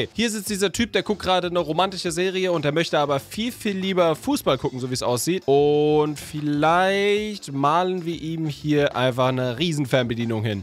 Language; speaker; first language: German; native; German